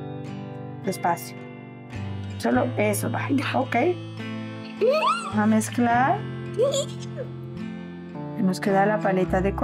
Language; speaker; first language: Spanish; native; Spanish